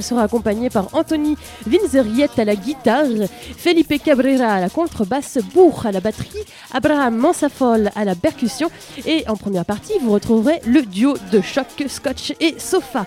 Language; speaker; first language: French; native; French